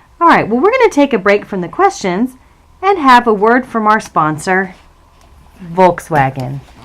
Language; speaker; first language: English; native; English